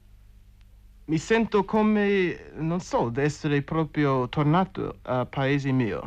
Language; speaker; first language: Italian; non-native, fluent; English